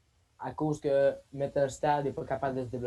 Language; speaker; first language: French; native; French